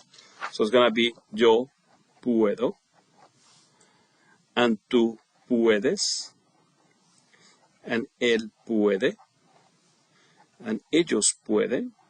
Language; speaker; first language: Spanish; non-native, fluent; English